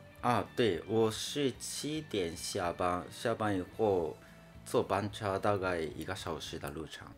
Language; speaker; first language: Chinese; non-native, fluent; Japanese